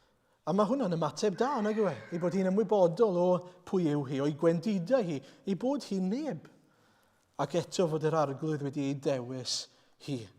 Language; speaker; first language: Welsh; native; Welsh